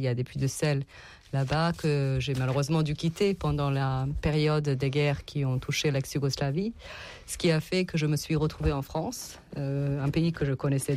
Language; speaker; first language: French; non-native, fluent; Serbian